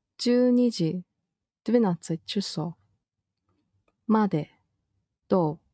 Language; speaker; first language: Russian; non-native, fluent; Japanese